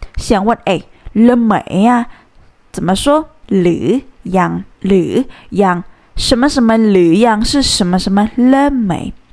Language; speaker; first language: Chinese; non-native, fluent; Thai